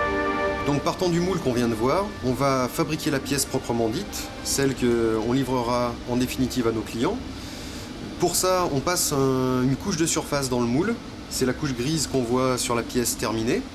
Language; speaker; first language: French; native; French